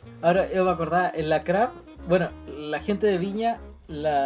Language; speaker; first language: Spanish; native; Spanish